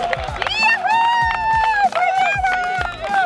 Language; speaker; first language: Russian; native; Russian